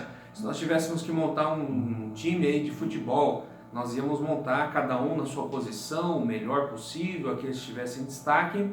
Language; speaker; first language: Portuguese; native; Portuguese